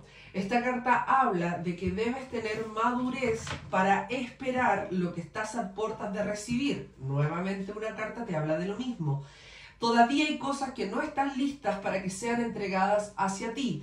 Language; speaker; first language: Spanish; native; Spanish